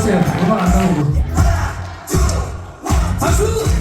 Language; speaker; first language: Korean; native; Korean